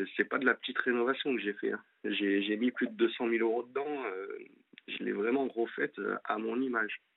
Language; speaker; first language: French; native; French